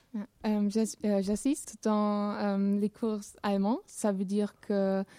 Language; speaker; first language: French; non-native, fluent; German